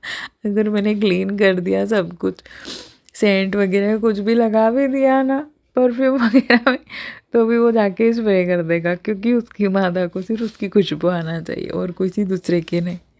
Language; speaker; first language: Hindi; native; Hindi